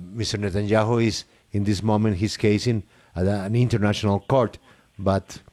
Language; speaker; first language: English; non-native, learner; Spanish